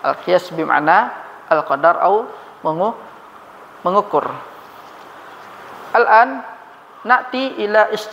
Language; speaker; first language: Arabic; non-native, learner; Malay